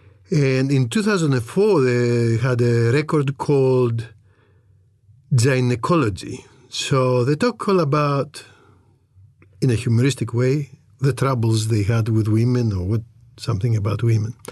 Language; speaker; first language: English; non-native, fluent; Greek